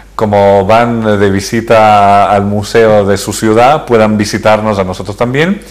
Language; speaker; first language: Spanish; early bilingual, heritage; Spanish